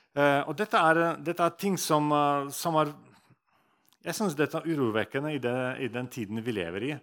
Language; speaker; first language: Norwegian; non-native, fluent; Russian